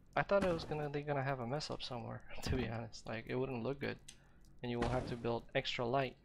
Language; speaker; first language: English; non-native, fluent; Ukrainian